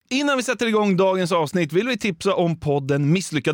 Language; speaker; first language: Swedish; native; Swedish